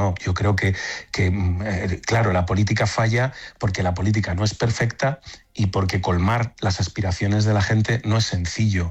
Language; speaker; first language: Spanish; native; Spanish